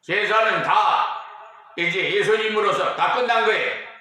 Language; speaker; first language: Korean; native; Korean